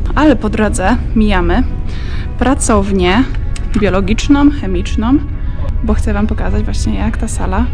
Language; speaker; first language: Polish; native; Polish